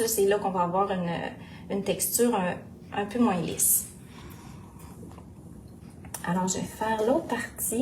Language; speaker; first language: French; native; French